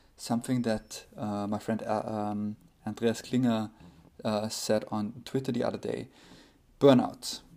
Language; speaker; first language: English; non-native, fluent; German